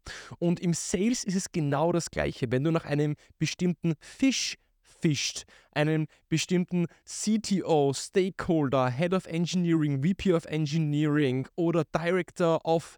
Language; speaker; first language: German; native; German